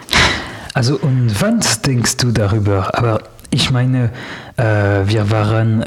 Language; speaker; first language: German; non-native, learner; French